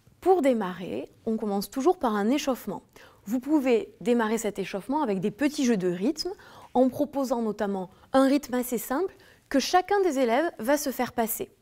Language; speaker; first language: French; native; French